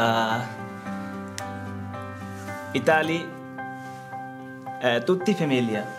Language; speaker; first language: Italian; non-native, learner; Bangla